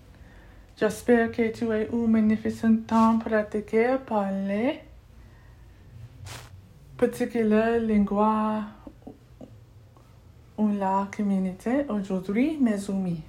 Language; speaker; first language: French; non-native, learner; English